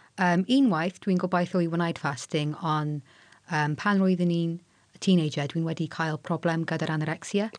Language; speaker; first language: Welsh; non-native, local second language; English